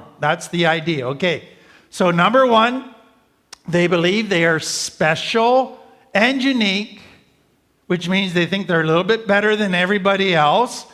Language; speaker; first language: English; native; English